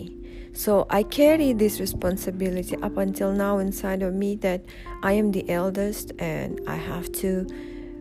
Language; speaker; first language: English; non-native, fluent; Russian